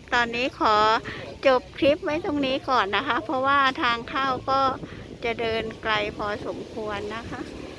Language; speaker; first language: Thai; native; Thai